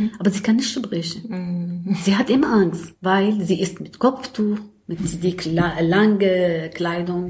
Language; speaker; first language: German; non-native, learner; Arabic